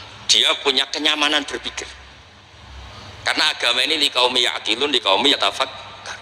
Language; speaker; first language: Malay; non-native, local second language; Javanese